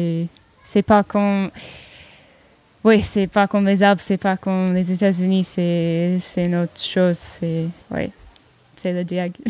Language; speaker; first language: French; non-native, learner; English